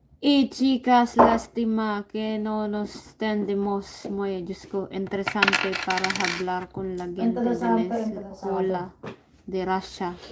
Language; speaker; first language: Spanish; non-native, learner; Filipino